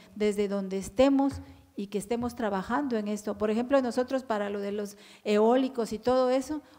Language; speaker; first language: Spanish; native; Spanish